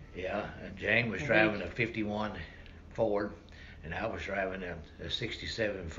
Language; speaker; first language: English; native; English